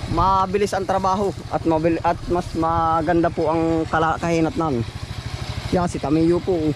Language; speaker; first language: Filipino; native; Filipino